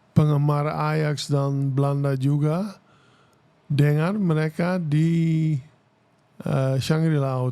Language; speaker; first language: Indonesian; non-native, fluent; Dutch